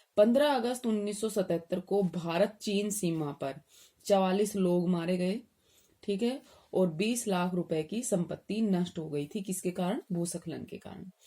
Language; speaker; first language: Hindi; native; Hindi